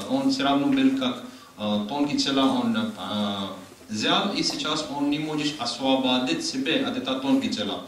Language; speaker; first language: Russian; non-native, learner; Hindi